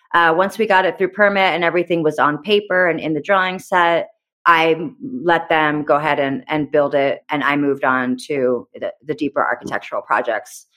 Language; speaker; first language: English; native; English